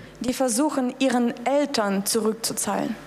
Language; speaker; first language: German; non-native, fluent; Russian